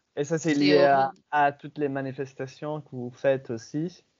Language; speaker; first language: French; non-native, fluent; English